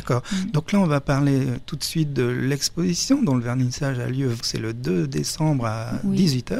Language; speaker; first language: French; native; French